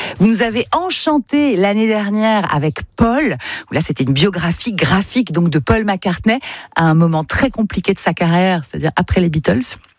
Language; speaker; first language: French; native; French